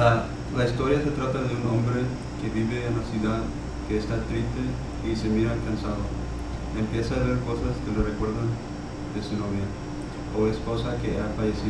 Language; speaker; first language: Spanish; non-native, learner; English